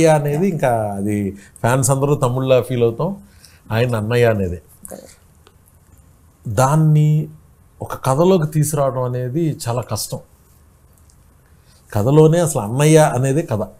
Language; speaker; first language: Telugu; native; Telugu